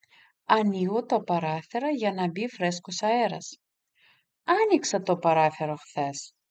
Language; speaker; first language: Greek; non-native, fluent; Russian